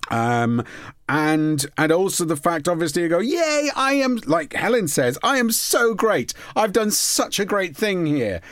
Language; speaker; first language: English; native; English